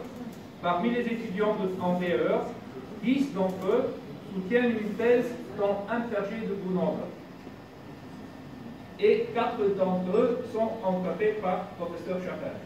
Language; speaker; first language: French; non-native, fluent; Bulgarian